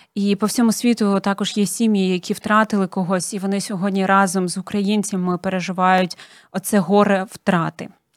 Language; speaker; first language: Ukrainian; native; Ukrainian